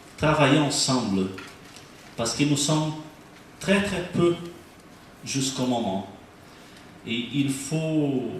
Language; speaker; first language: French; non-native, learner; Portuguese